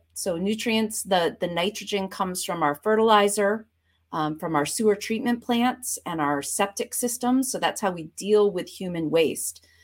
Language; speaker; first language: English; native; English